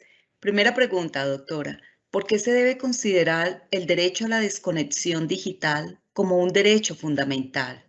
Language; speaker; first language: Spanish; native; Spanish